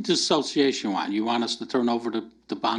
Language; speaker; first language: English; native; English